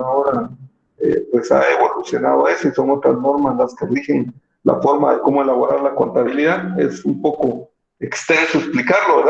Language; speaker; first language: Spanish; native; Spanish